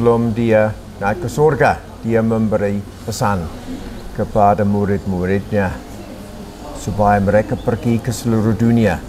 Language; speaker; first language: Indonesian; non-native, fluent; English